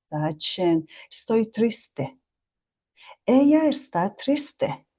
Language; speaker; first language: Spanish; non-native, fluent; Mongolian